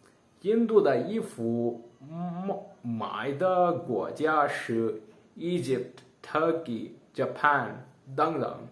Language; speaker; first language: Chinese; non-native, learner; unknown